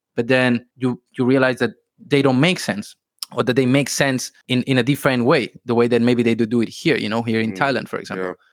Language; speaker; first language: English; non-native, fluent; Spanish